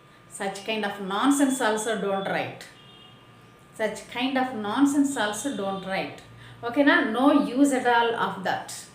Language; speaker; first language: English; non-native, local second language; Telugu